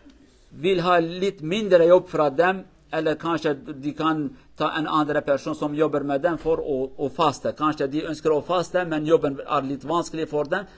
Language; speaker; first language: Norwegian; non-native, learner; Kurdish